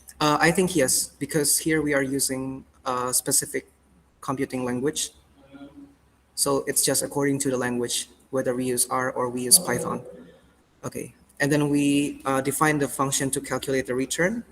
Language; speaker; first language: English; non-native, fluent; Indonesian